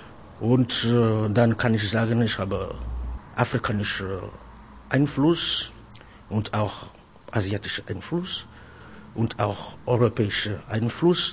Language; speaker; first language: German; non-native, fluent; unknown